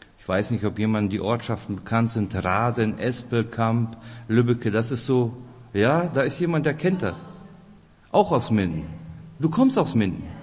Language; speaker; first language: German; early bilingual, other home language; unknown